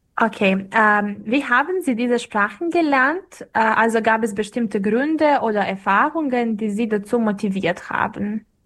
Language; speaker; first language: German; non-native, fluent; Serbian